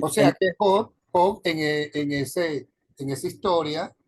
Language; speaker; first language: Spanish; native; Spanish